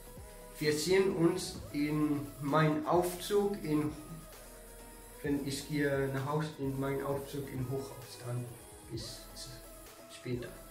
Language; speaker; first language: German; early bilingual, other home language; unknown